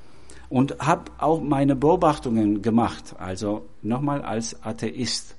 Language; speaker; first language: German; non-native, fluent; Albanian